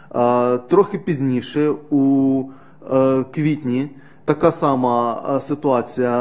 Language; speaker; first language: Ukrainian; native; Ukrainian